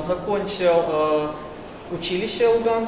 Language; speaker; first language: Russian; native; Russian